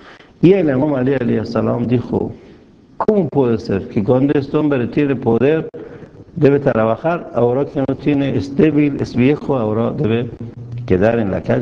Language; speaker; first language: Spanish; non-native, fluent; Persian